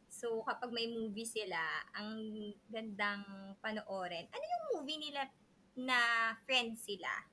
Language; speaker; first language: Filipino; native; Filipino